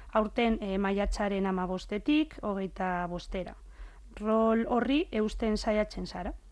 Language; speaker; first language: Basque; non-native, local second language; Spanish